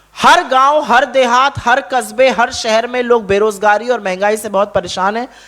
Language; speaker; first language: Hindi; native; Hindi